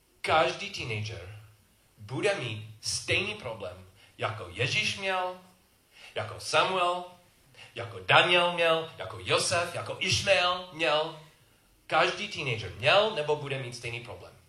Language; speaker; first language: Czech; non-native, learner; English